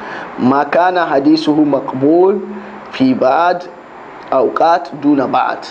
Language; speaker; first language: Arabic; non-native, fluent; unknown